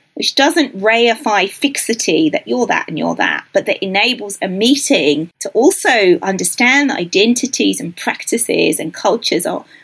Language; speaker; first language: English; native; English